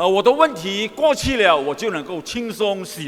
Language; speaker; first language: Chinese; early bilingual, heritage; Chinese